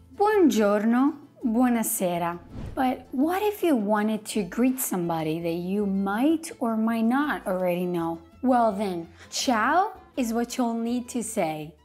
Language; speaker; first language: English; non-native, fluent; Italian